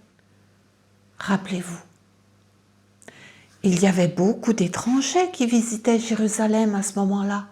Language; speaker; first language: French; native; French